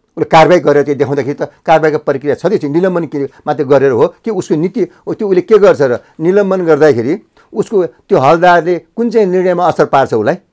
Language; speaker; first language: Nepali; native; Nepali